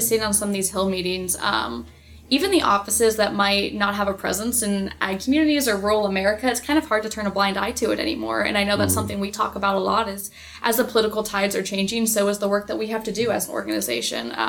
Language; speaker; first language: English; native; English